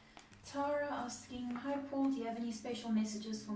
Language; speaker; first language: English; native; English